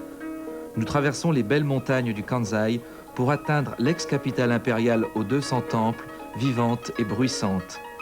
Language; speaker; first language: French; native; French